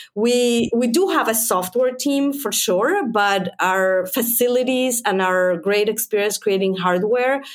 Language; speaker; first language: English; non-native, fluent; Spanish